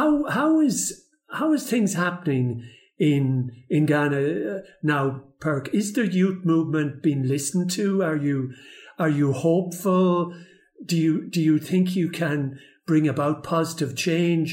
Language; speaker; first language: English; native; English